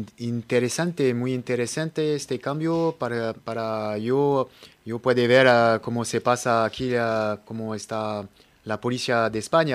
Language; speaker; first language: Spanish; non-native, learner; French